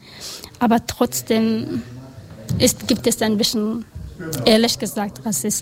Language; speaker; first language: German; non-native, learner; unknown